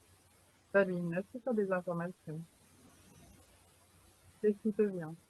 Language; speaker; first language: French; native; French